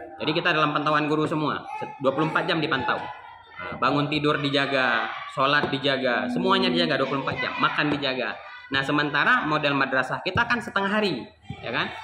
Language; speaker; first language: Indonesian; non-native, local second language; Achinese